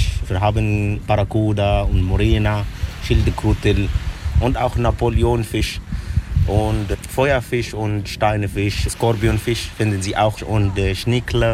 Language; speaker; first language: German; non-native, learner; Arabic